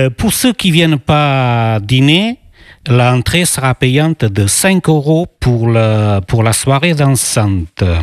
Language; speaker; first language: French; early bilingual, other home language; Portuguese